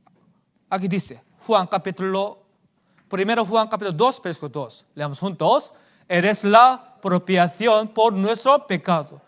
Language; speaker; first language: Spanish; non-native, fluent; Korean